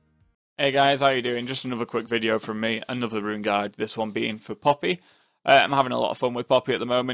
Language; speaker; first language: English; native; English